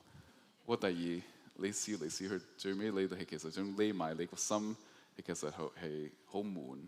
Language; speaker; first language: Cantonese; early bilingual, heritage; Cantonese